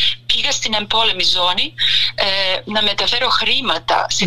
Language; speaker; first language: Greek; non-native, fluent; Serbian